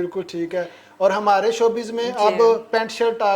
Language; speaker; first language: Urdu; native; Urdu